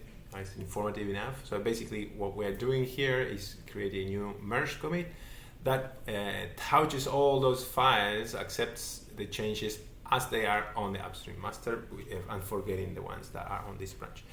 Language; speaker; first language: English; non-native, fluent; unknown